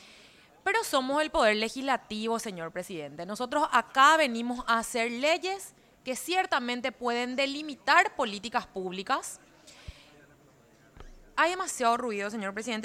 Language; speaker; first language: Spanish; native; Spanish